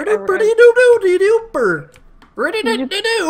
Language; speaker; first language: English; native; English